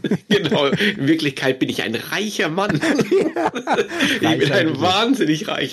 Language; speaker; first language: German; native; German